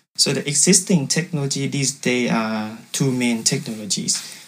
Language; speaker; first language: English; non-native, fluent; Thai